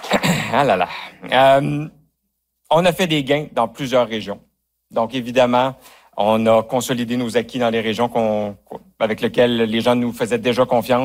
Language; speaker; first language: French; native; French